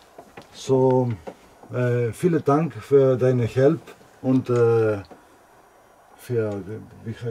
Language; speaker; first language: German; non-native, learner; Greek